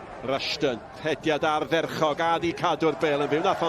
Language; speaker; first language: Welsh; native; Welsh